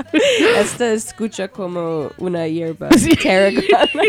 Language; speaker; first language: Spanish; non-native, learner; English